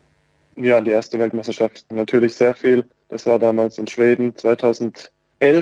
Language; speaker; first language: German; native; German